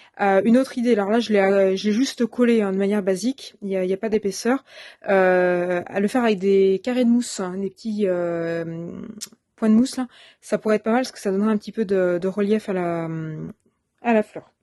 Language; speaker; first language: French; native; French